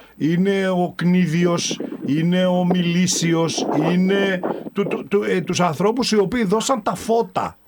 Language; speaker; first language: Greek; native; Greek